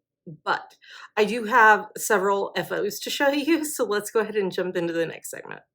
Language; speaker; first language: English; native; English